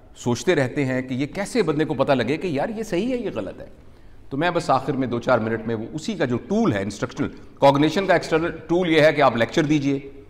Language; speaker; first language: Urdu; non-native, local second language; Punjabi